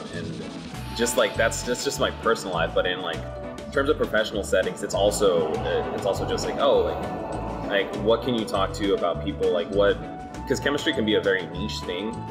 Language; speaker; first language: English; native; English